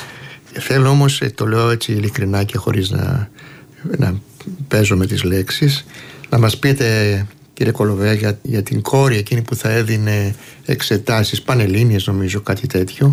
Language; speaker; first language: Greek; native; Greek